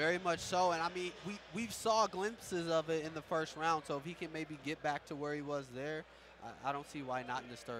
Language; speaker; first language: English; native; English